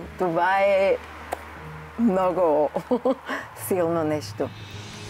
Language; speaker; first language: Bulgarian; non-native, fluent; Hebrew